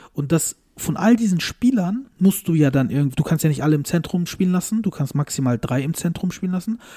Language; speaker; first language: German; early bilingual, other home language; Turkish